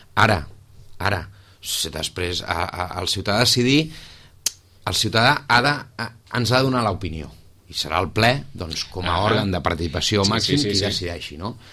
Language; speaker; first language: Catalan; native; Catalan